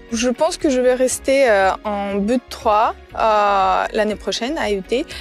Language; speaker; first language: French; non-native, fluent; Ukrainian